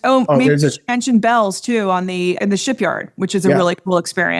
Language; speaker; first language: English; native; English